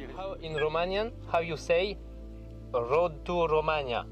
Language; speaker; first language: English; non-native, learner; French